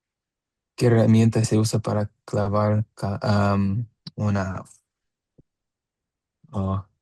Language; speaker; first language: Spanish; non-native, learner; English